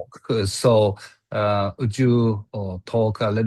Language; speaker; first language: English; non-native, learner; Japanese